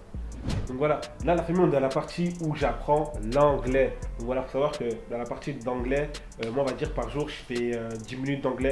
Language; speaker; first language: French; native; French